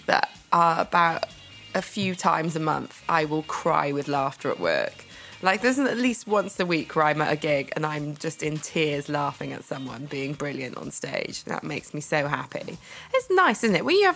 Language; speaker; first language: English; native; English